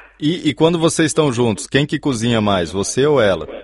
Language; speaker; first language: Portuguese; native; Portuguese